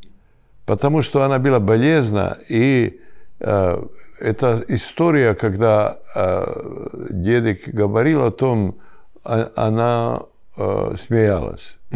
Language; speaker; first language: Russian; non-native, learner; Serbian